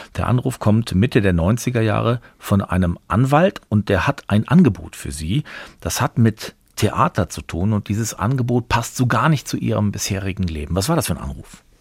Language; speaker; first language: German; native; German